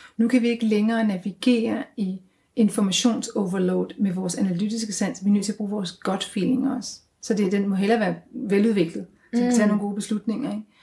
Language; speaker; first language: Danish; native; Danish